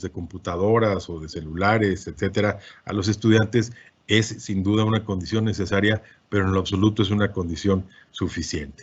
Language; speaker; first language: Spanish; native; Spanish